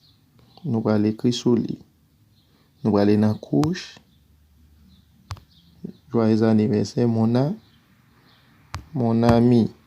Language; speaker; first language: French; non-native, learner; Haitian Creole